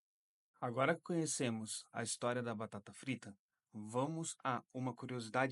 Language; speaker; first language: Portuguese; native; Portuguese